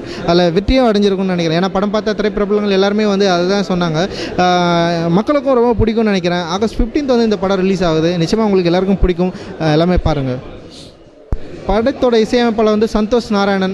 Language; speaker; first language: Tamil; native; Tamil